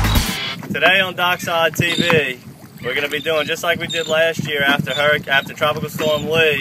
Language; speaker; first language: English; native; English